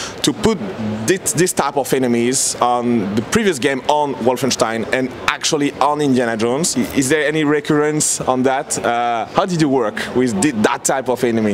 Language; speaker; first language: English; non-native, learner; French